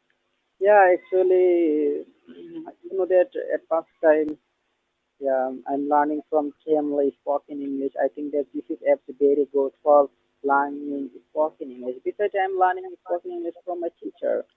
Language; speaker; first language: English; non-native, learner; Bangla